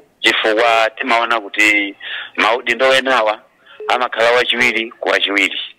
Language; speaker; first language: Nyanja; non-native, local second language; Tumbuka